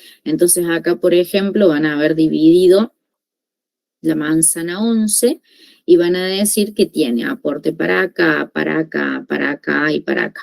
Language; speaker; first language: Spanish; native; Spanish